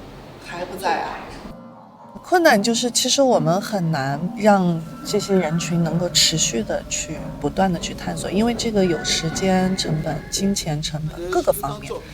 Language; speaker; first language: Chinese; native; Chinese